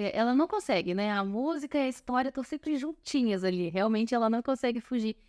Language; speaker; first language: Portuguese; native; Portuguese